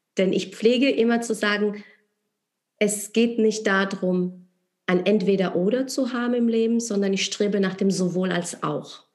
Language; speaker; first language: German; non-native, fluent; Polish